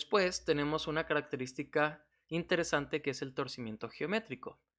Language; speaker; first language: Spanish; native; Spanish